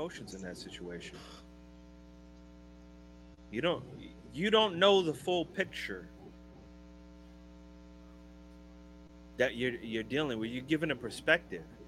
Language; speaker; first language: English; native; English